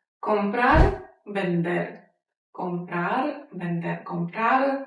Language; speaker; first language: Spanish; non-native, fluent; Ukrainian